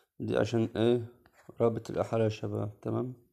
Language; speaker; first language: Arabic; native; Arabic